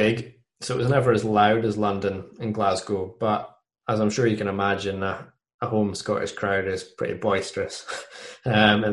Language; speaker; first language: English; native; English